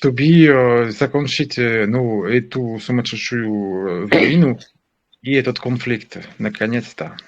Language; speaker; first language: Russian; non-native, learner; French